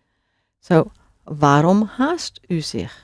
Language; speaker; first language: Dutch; non-native, fluent; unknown